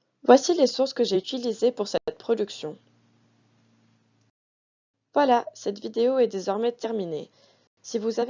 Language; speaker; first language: French; native; French